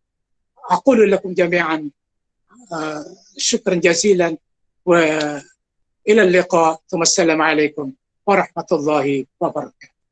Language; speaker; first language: Arabic; non-native, fluent; Indonesian